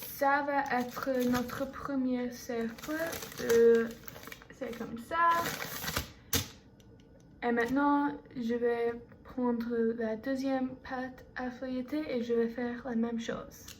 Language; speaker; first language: French; non-native, learner; English